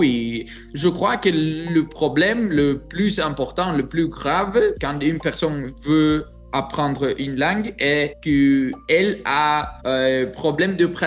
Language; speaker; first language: French; non-native, learner; Greek